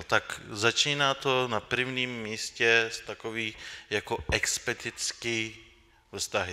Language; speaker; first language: Czech; non-native, fluent; Turkish